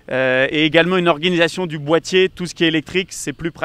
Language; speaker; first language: French; native; French